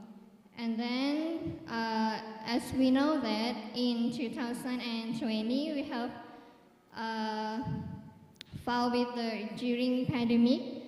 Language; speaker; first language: English; non-native, learner; Thai